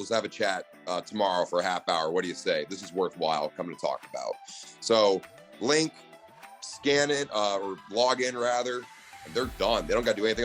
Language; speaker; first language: English; native; English